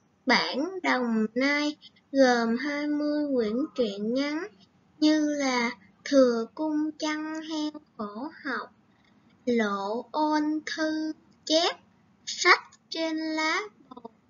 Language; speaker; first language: Vietnamese; native; Vietnamese